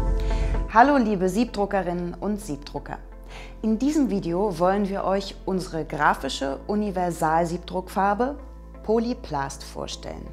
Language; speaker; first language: German; native; German